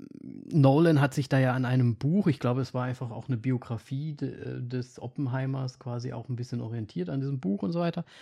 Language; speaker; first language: German; native; German